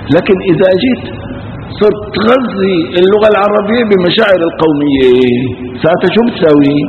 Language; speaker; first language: Arabic; early bilingual, other home language; Kurdish